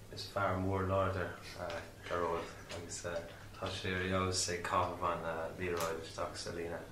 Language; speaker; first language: Irish; non-native, local second language; English